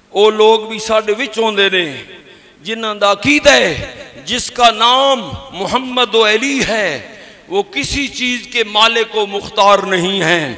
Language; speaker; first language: Urdu; non-native, local second language; Punjabi